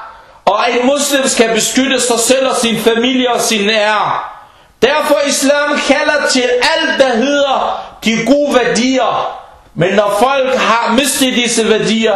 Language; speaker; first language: Danish; non-native, fluent; Arabic